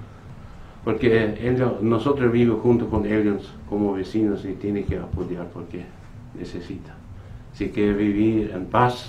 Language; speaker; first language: Spanish; non-native, learner; Plautdietsch